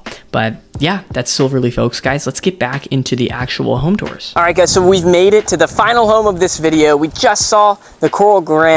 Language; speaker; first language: English; native; English